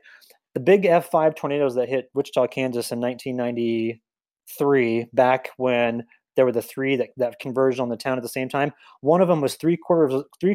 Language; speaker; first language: English; native; English